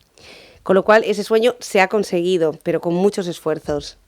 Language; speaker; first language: Spanish; native; Spanish